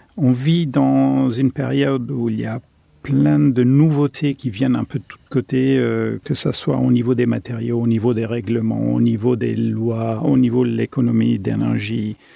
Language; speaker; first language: French; non-native, fluent; German